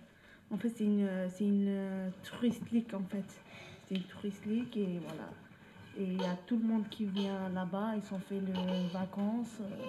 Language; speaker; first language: French; non-native, learner; Turkish